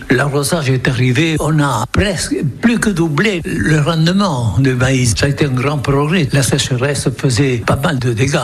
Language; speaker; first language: French; non-native, local second language; Occitan